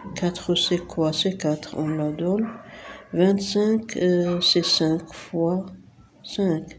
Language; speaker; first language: French; non-native, local second language; Arabic